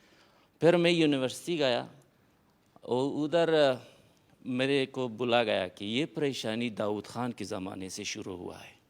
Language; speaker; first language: Hindi; non-native, fluent; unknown